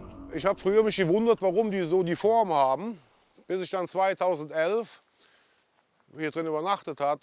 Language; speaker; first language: German; native; German